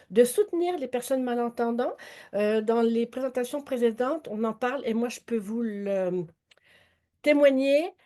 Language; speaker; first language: French; native; French